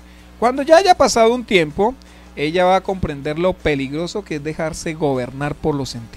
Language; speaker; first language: Spanish; native; Spanish